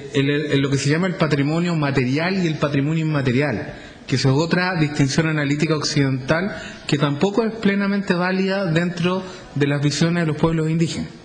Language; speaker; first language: Spanish; native; Spanish